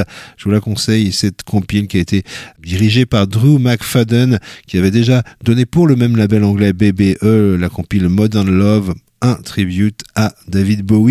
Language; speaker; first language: French; native; French